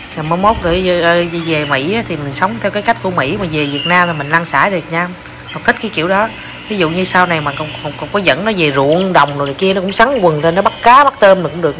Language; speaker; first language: Vietnamese; native; Vietnamese